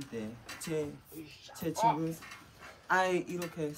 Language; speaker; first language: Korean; non-native, learner; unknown